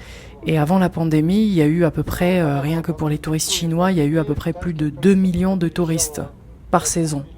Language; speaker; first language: French; native; French